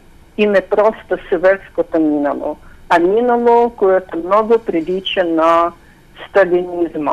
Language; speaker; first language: Bulgarian; non-native, fluent; Ukrainian